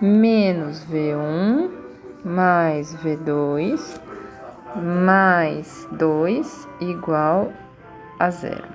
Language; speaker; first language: Portuguese; native; Portuguese